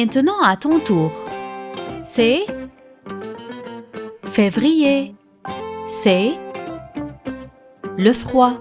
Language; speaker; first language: French; non-native, fluent; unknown